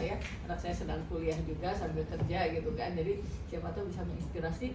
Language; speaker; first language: Indonesian; native; Indonesian